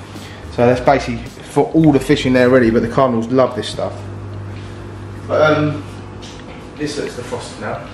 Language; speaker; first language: English; native; English